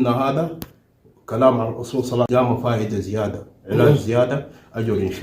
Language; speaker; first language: Arabic; non-native, learner; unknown